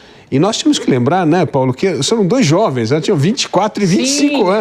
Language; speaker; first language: Portuguese; native; Portuguese